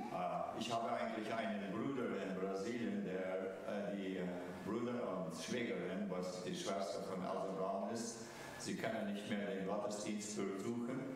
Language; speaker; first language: German; early bilingual, heritage; German